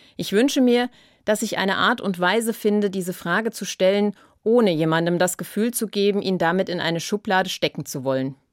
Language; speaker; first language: German; native; German